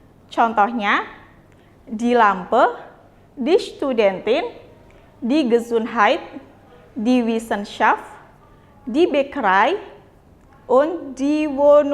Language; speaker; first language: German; non-native, fluent; Indonesian